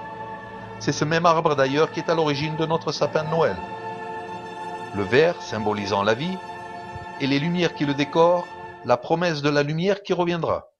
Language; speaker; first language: French; native; French